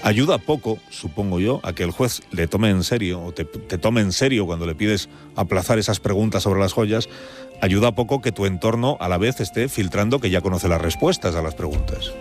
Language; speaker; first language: Spanish; native; Spanish